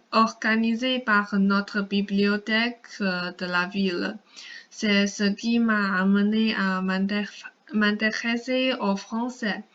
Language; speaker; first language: French; non-native, fluent; Chinese